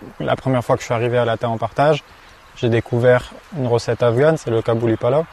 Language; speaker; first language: French; native; French